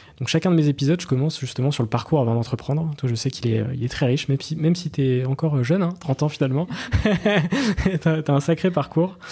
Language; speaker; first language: French; native; French